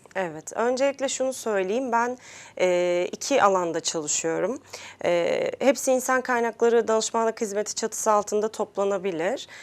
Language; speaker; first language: Turkish; native; Turkish